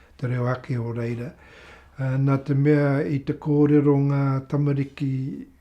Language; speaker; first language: Māori; non-native, local second language; English